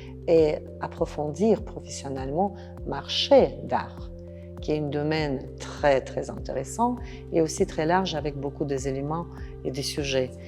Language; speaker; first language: French; non-native, fluent; Russian